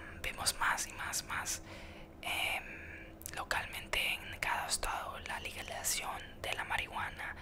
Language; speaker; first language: Spanish; early bilingual, heritage; Spanish